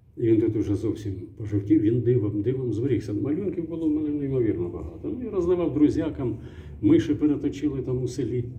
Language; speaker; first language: Ukrainian; native; Ukrainian